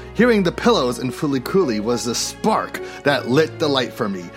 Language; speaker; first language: English; native; English